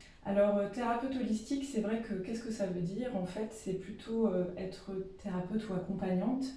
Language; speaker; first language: French; native; French